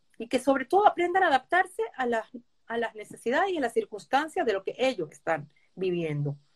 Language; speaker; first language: Spanish; early bilingual, other home language; Hebrew